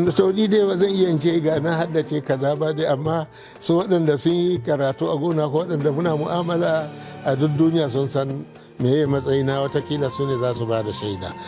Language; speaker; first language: Hausa; non-native, local second language; Arabic